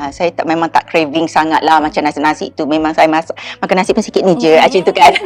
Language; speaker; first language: Malay; native; Malay